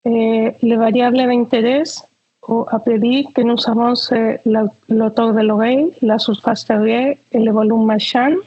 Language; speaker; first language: French; non-native, fluent; Spanish